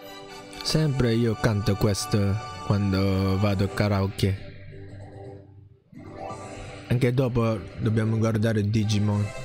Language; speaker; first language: Italian; non-native, learner; Japanese